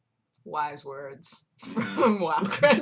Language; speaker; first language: English; native; English